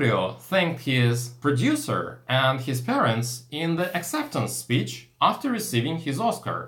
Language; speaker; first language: English; non-native, fluent; Russian